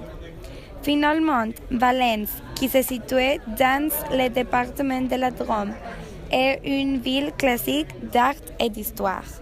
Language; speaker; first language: French; non-native, learner; Spanish